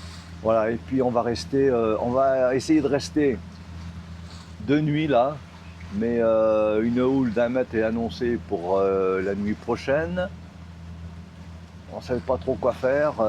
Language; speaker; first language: French; native; French